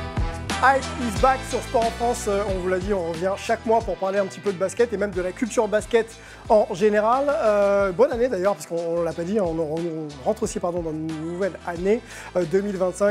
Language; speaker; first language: French; native; French